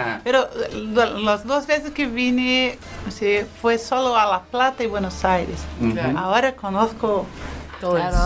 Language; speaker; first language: Spanish; non-native, fluent; Portuguese